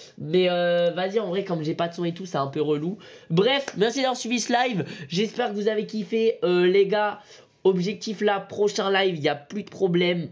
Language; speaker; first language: French; native; French